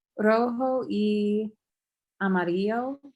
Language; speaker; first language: Spanish; non-native, learner; English